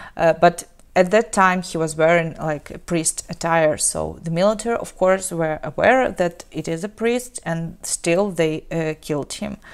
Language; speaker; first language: English; non-native, fluent; Ukrainian